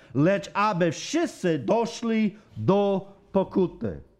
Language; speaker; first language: Polish; non-native, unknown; English